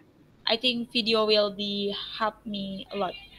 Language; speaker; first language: English; non-native, learner; Indonesian